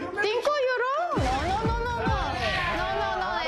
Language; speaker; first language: Spanish; non-native, learner; Korean